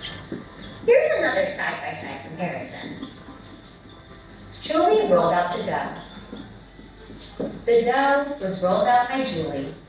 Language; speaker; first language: English; non-native, learner; Indonesian